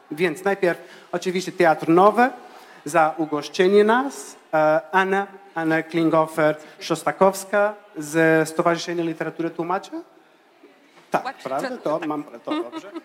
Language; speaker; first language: Polish; non-native, fluent; Portuguese